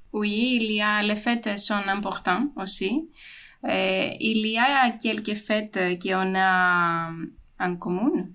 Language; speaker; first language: French; non-native, fluent; Greek